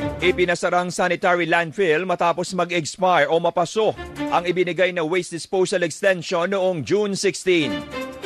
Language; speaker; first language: Filipino; native; Filipino